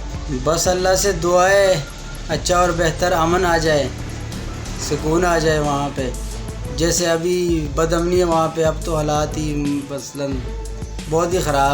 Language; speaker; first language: Hindi; non-native, local second language; Pashto